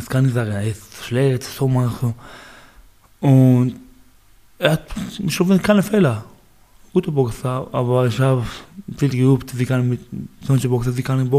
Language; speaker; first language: German; non-native, learner; Baluchi